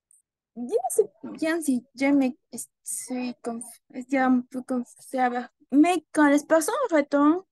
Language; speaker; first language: French; non-native, learner; Spanish